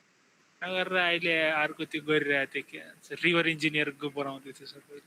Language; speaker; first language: Nepali; native; Nepali